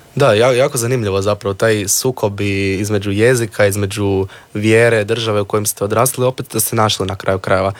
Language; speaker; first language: Croatian; native; Croatian